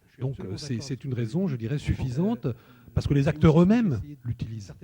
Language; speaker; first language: French; native; French